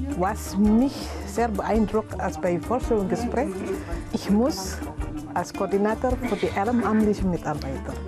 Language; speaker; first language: German; non-native, learner; Indonesian